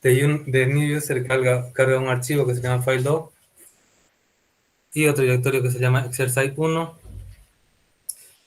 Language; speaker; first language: Spanish; native; Spanish